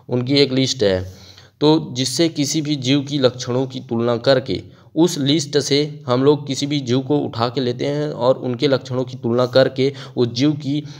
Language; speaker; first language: Hindi; native; Hindi